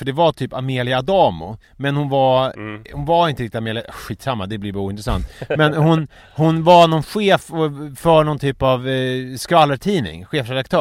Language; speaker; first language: Swedish; native; Swedish